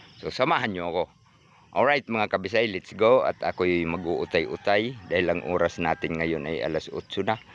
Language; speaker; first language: Filipino; non-native, local second language; Cebuano